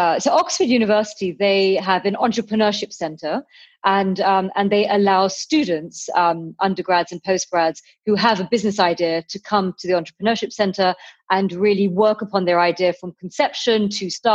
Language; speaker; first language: English; native; English